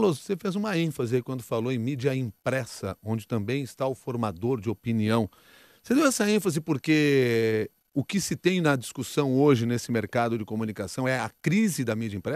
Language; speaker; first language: Portuguese; native; Portuguese